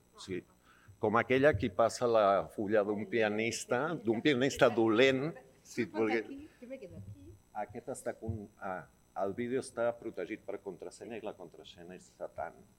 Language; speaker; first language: Catalan; early bilingual, heritage; Catalan